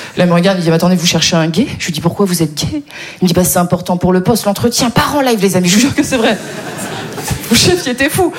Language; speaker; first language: French; native; French